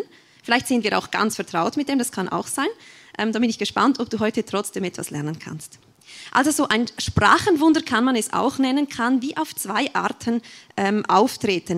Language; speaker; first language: German; native; German